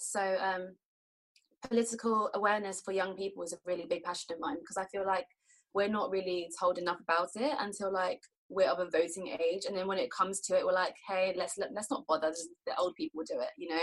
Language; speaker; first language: English; native; English